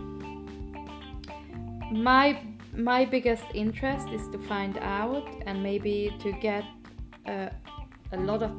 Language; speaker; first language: English; non-native, fluent; Hungarian